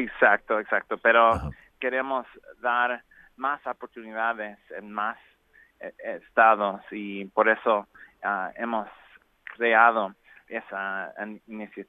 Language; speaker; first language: Spanish; non-native, learner; English